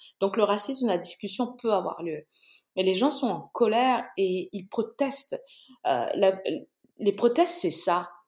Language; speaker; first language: French; non-native, local second language; Bambara